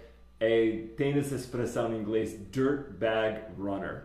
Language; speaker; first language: Portuguese; non-native, fluent; English